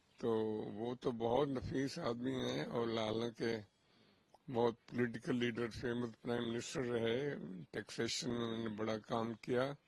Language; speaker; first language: Urdu; non-native, local second language; Punjabi